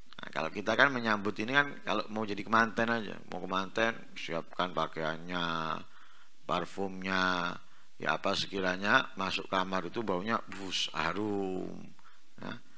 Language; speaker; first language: Indonesian; non-native, local second language; Javanese